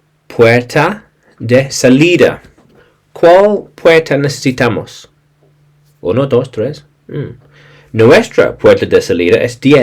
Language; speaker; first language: Spanish; non-native, learner; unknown